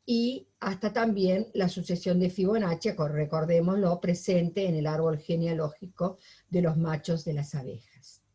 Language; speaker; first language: Spanish; native; Spanish